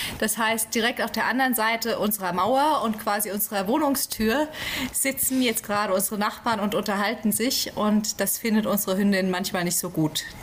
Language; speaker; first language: German; native; German